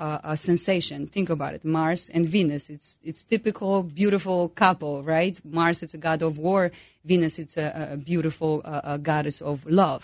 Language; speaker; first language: English; non-native, fluent; Polish